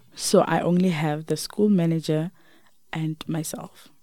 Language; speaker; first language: English; non-native, local second language; Northern Sotho